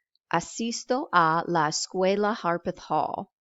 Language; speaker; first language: Spanish; non-native, fluent; English